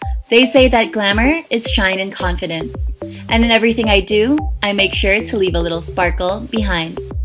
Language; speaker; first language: English; early bilingual, other home language; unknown